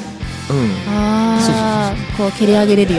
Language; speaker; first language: Japanese; native; Japanese